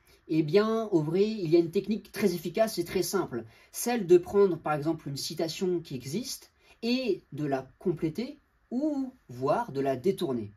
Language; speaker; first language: French; native; French